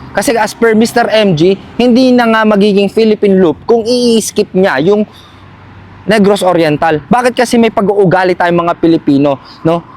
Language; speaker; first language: Filipino; native; Filipino